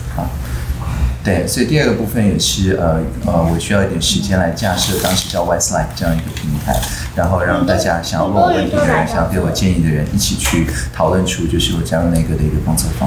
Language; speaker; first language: Chinese; native; Chinese